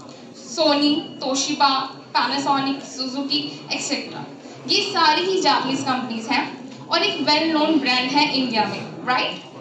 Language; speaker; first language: Hindi; native; Hindi